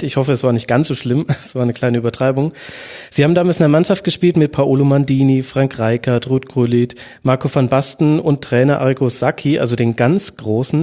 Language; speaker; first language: German; native; German